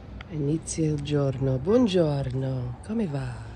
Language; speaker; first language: Italian; non-native, learner; English